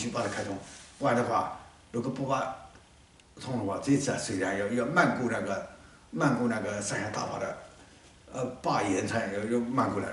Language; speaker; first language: Chinese; native; Chinese